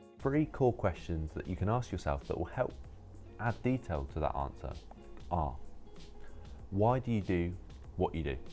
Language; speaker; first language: English; native; English